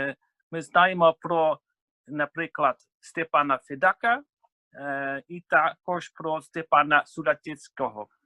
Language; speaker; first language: Ukrainian; non-native, fluent; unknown